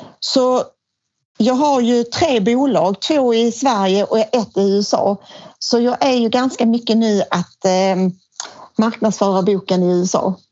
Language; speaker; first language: Swedish; native; Swedish